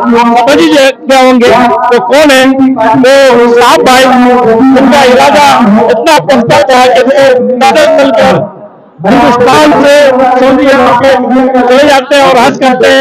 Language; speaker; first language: Hindi; native; Hindi